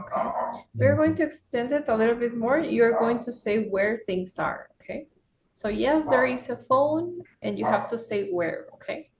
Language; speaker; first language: English; non-native, fluent; Spanish